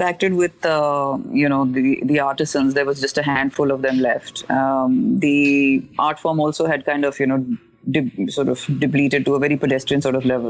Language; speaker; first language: English; non-native, local second language; Hindi